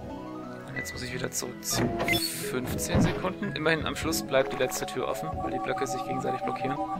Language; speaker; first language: German; native; German